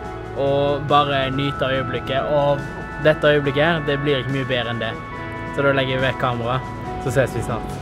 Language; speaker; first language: Norwegian; native; Norwegian